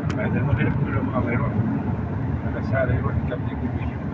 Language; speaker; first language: Arabic; native; Arabic